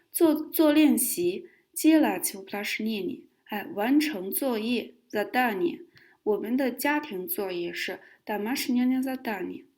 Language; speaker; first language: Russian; non-native, learner; Kyrgyz